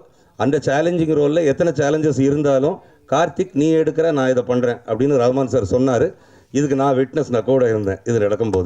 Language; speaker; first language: Tamil; native; Tamil